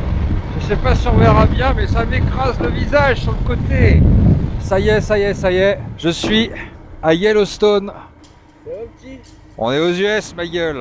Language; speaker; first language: French; native; French